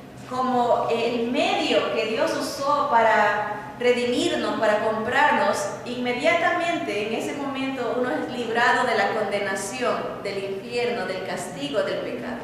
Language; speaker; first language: Spanish; native; Spanish